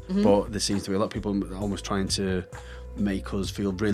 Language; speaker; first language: English; native; English